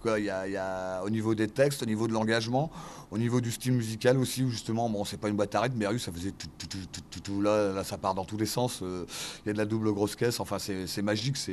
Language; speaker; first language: French; native; French